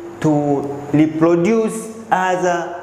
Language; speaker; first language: English; non-native, local second language; Swahili